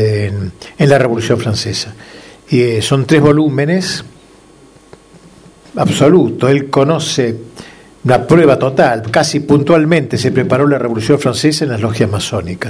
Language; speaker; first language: Spanish; native; Spanish